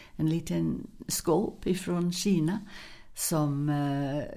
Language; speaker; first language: Swedish; non-native, fluent; English